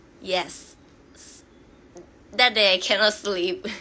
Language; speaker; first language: English; non-native, learner; Thai